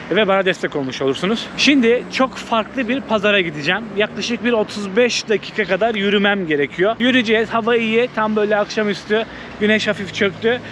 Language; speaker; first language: Turkish; native; Turkish